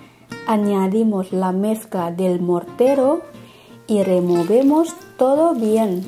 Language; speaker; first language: Spanish; non-native, fluent; Thai